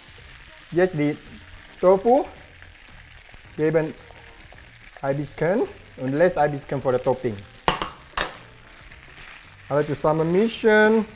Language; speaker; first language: German; non-native, learner; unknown